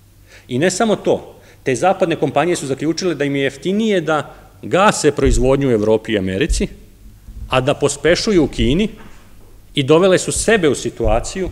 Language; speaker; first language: Serbian; native; Serbian